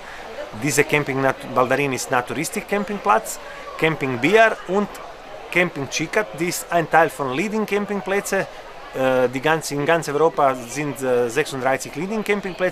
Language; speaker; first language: German; non-native, learner; Croatian